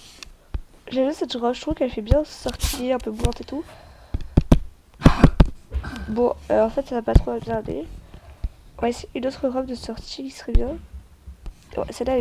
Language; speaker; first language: French; native; French